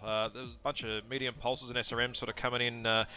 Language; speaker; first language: English; native; English